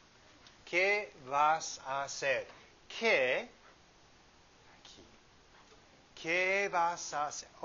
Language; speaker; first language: Spanish; non-native, fluent; English